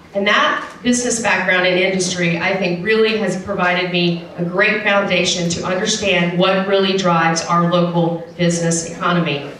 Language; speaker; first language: English; native; English